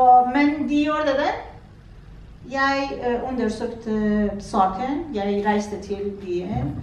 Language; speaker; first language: Norwegian; non-native, fluent; Persian